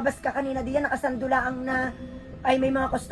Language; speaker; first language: Filipino; native; Filipino